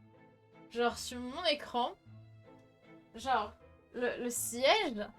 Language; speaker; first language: French; native; French